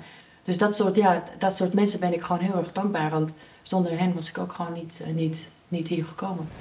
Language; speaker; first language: Dutch; early bilingual, other home language; Persian